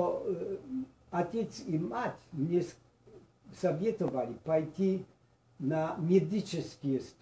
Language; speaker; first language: Russian; non-native, learner; Polish